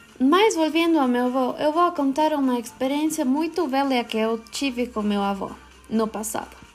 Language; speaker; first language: Portuguese; non-native, learner; Spanish